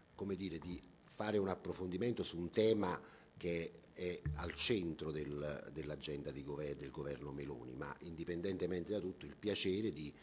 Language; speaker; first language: Italian; native; Italian